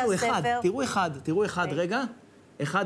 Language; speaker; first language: Hebrew; native; Hebrew